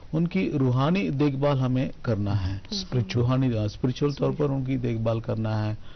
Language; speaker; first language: Hindi; non-native, local second language; Tamil